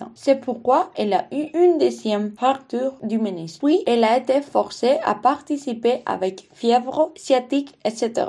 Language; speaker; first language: French; non-native, fluent; Spanish